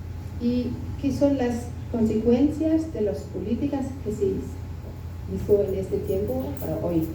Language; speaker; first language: Spanish; non-native, fluent; German